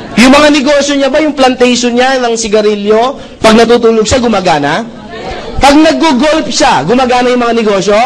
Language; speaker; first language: Filipino; non-native, local second language; Cebuano